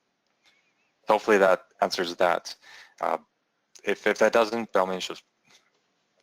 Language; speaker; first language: English; native; English